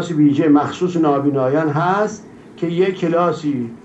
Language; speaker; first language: Persian; native; Persian